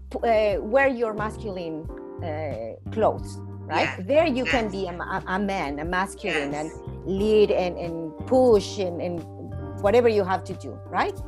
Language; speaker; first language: English; non-native, fluent; Spanish